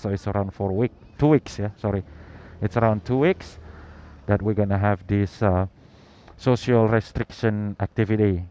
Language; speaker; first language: English; non-native, learner; Indonesian